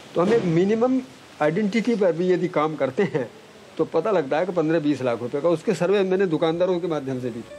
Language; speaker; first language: Hindi; native; Hindi